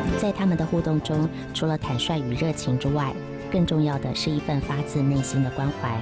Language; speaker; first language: Chinese; native; Chinese